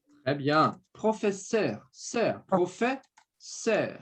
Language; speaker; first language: French; non-native, fluent; Portuguese